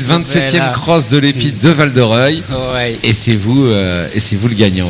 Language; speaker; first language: French; native; French